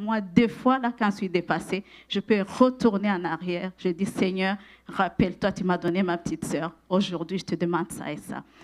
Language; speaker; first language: French; non-native, local second language; Rundi